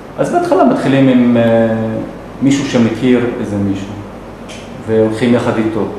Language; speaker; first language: Hebrew; non-native, local second language; Arabic